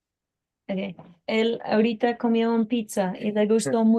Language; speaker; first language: Spanish; non-native, learner; English